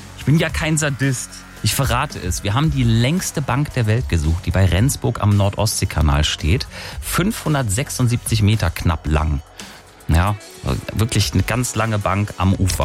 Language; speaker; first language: German; native; German